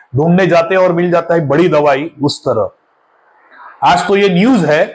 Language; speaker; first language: Hindi; non-native, local second language; Marathi